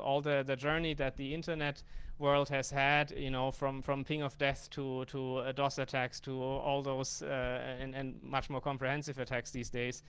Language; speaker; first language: English; non-native, fluent; German